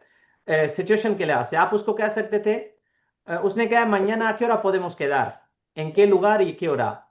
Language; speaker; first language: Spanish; non-native, fluent; Urdu